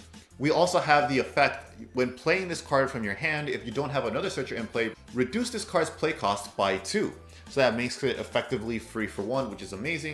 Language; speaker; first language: English; native; English